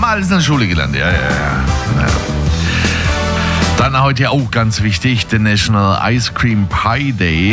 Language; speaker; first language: German; non-native, local second language; Luxembourgish